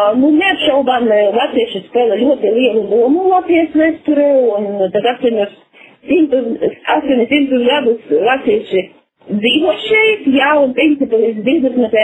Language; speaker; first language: Latvian; non-native, local second language; Russian